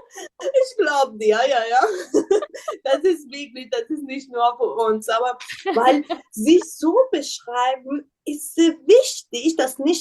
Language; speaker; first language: German; non-native, learner; Persian